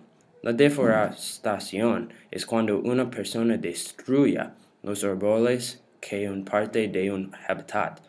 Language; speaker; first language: Spanish; non-native, learner; English